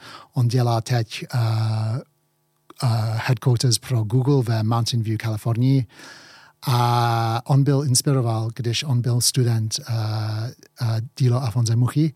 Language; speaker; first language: Czech; early bilingual, heritage; English